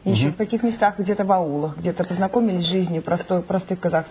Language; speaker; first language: Russian; native; Russian